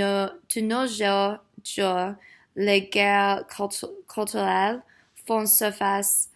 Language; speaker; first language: French; non-native, learner; English